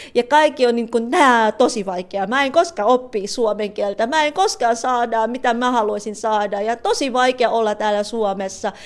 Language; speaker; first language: Finnish; non-native, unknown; Filipino